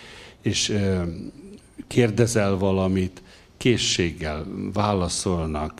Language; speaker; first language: Hungarian; native; Hungarian